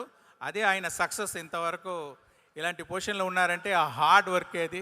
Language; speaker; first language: Telugu; non-native, learner; Tamil